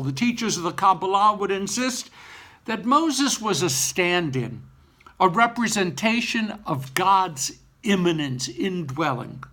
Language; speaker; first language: English; native; English